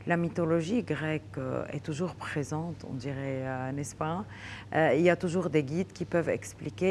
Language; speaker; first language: French; non-native, local second language; Arabic